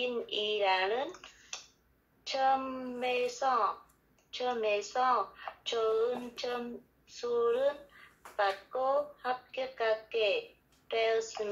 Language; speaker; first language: Korean; non-native, learner; Vietnamese